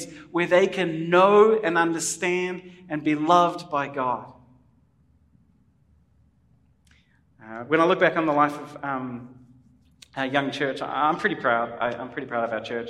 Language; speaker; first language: English; native; English